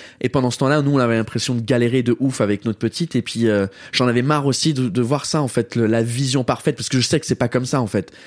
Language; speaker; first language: French; early bilingual, heritage; English